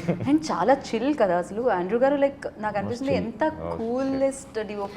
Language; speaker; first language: Telugu; native; Telugu